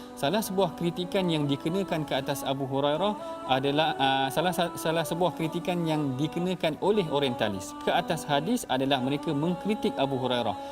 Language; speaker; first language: Malay; native; Malay